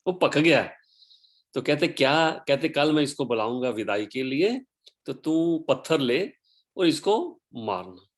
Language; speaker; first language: Hindi; non-native, local second language; Punjabi